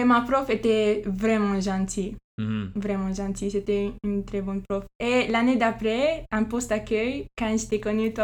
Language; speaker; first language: French; non-native, fluent; Romanian